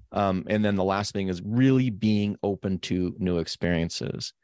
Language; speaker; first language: English; native; English